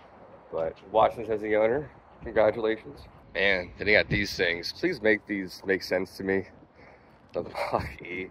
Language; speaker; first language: English; native; English